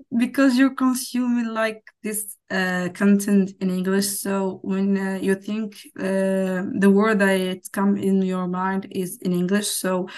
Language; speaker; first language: English; non-native, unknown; Arabic